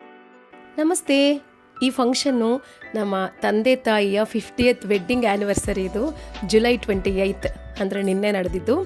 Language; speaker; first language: Kannada; native; Kannada